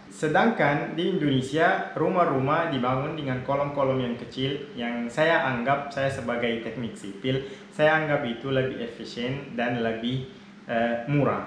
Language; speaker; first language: Indonesian; non-native, fluent; Arabic